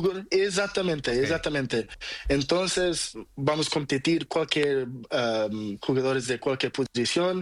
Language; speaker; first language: Spanish; non-native, learner; Portuguese